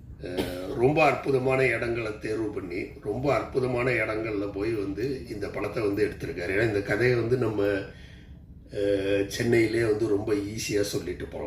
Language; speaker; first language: Tamil; native; Tamil